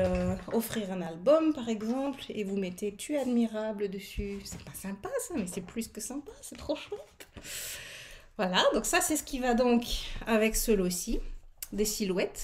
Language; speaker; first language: French; native; French